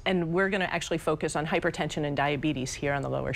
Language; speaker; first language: English; native; English